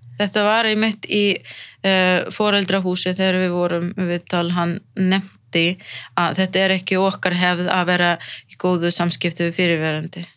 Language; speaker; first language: Icelandic; non-native, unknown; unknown